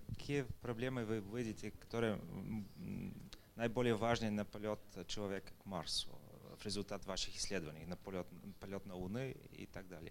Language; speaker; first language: Russian; non-native, fluent; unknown